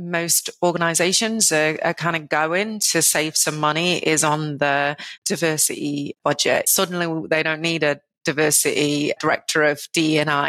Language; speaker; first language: English; native; English